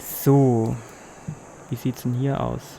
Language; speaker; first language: German; native; German